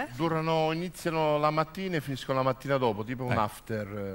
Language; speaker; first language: Italian; native; Italian